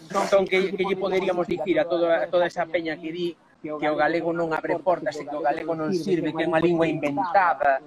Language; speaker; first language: Galician; non-native, local second language; Spanish